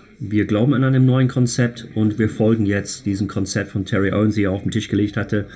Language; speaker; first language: German; non-native, fluent; English